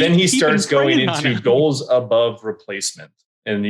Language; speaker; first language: English; native; English